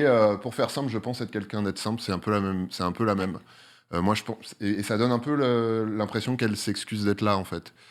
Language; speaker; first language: French; native; French